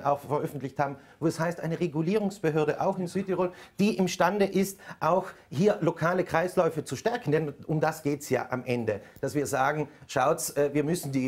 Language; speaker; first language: German; native; German